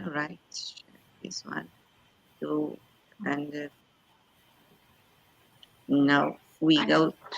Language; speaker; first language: English; non-native, fluent; Portuguese